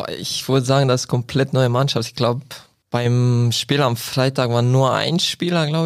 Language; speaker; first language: German; non-native, fluent; Croatian